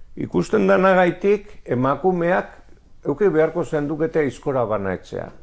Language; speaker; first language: Basque; native; Basque